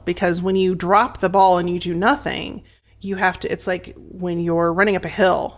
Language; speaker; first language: English; native; English